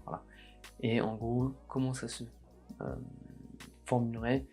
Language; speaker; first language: French; native; French